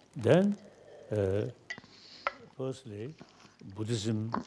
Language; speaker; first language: English; non-native, learner; Tibetan